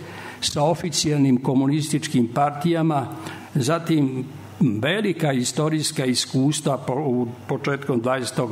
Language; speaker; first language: Serbian; native; Serbian